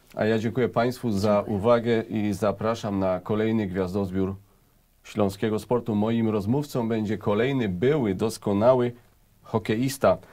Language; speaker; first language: Polish; native; Polish